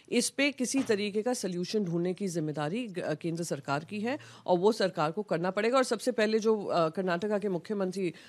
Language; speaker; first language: Hindi; native; Hindi